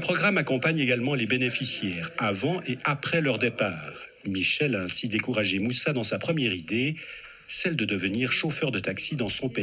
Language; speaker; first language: French; native; French